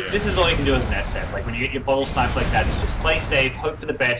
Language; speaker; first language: English; native; English